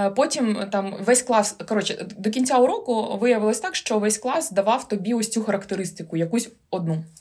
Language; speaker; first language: Ukrainian; non-native, local second language; Russian